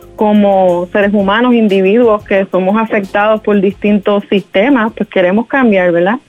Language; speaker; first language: Spanish; native; Spanish